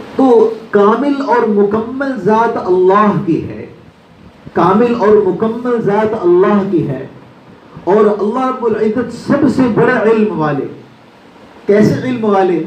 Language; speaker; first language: Urdu; non-native, local second language; Punjabi